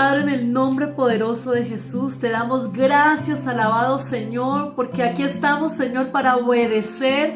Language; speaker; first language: Spanish; native; Spanish